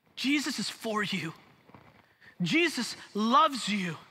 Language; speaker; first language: English; native; English